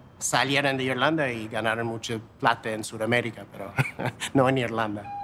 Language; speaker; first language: Spanish; non-native, fluent; English